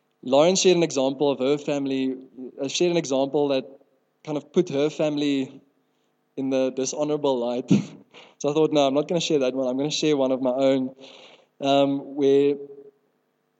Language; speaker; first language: English; non-native, local second language; Afrikaans